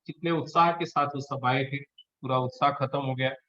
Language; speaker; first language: Hindi; non-native, local second language; Marathi